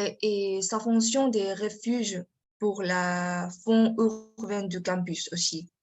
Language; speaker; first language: French; non-native, learner; Spanish